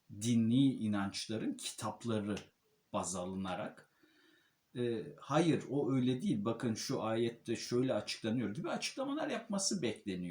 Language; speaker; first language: Turkish; native; Turkish